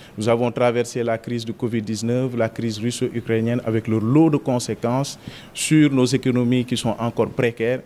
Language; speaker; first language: French; non-native, local second language; Wolof